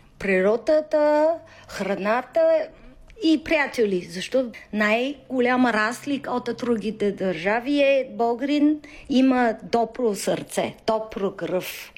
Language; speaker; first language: Bulgarian; non-native, learner; Chinese